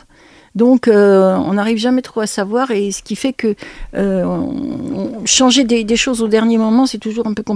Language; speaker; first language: French; native; French